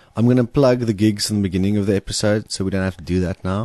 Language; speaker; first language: English; non-native, local second language; Afrikaans